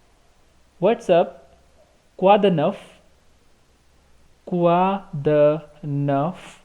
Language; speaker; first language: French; non-native, fluent; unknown